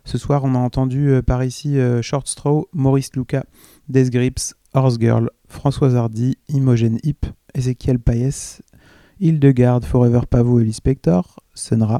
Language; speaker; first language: French; native; French